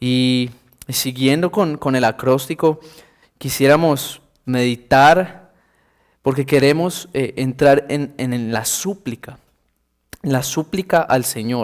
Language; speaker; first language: Spanish; native; Spanish